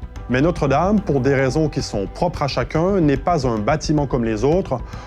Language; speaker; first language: French; native; French